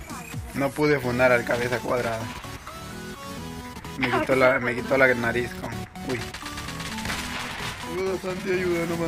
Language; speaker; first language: Spanish; native; Spanish